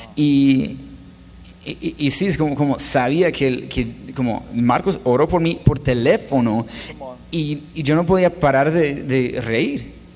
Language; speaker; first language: Spanish; non-native, fluent; English